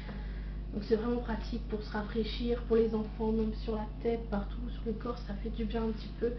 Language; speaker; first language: French; native; French